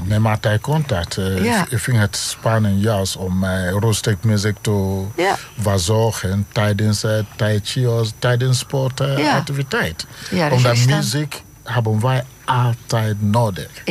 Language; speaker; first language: Dutch; non-native, fluent; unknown